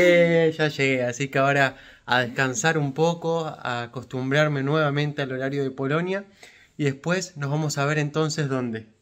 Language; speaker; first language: Spanish; native; Spanish